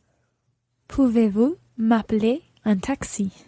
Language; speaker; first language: French; non-native, learner; English